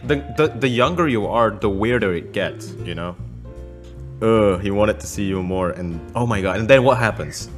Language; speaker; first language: English; non-native, fluent; Indonesian